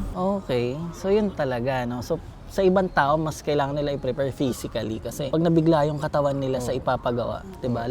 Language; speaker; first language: Filipino; native; Filipino